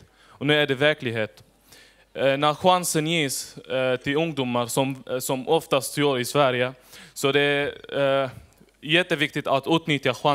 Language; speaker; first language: Swedish; non-native, fluent; Arabic